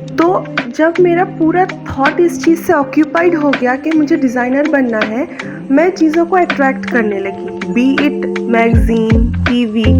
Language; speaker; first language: Hindi; non-native, local second language; Assamese